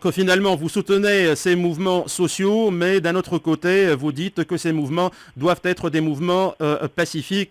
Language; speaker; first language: French; non-native, local second language; Arabic